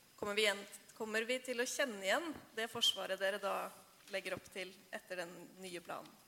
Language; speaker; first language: Norwegian; native; Norwegian